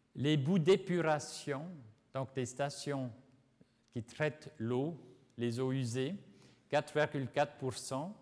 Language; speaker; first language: French; non-native, fluent; Swiss German